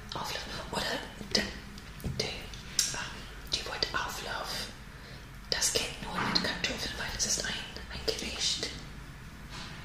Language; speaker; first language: German; non-native, learner; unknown